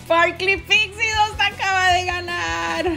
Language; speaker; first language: Spanish; native; Spanish